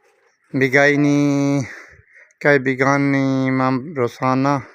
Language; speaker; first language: Filipino; non-native, learner; Urdu